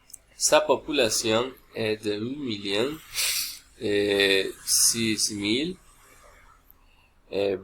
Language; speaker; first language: French; non-native, learner; Spanish